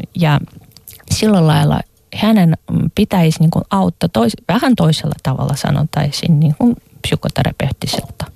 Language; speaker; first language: Finnish; non-native, fluent; Russian